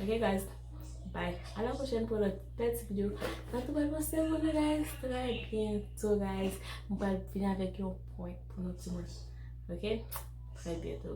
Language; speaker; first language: French; non-native, learner; Haitian Creole